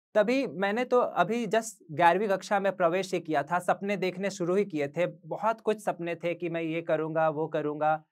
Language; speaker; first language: Hindi; native; Hindi